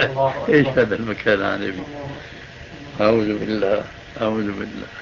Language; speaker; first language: Arabic; early bilingual, other home language; Albanian